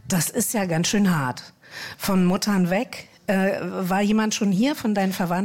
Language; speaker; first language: German; native; German